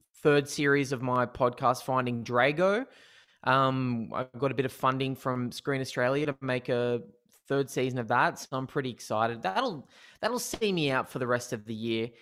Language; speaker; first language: English; native; English